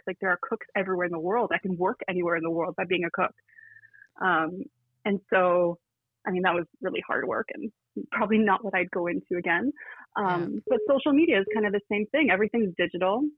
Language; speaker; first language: English; native; English